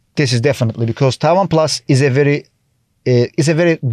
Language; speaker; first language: English; non-native, fluent; Turkish